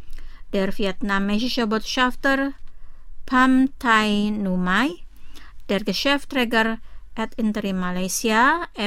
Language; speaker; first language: German; non-native, fluent; Indonesian